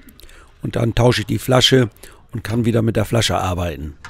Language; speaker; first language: German; native; German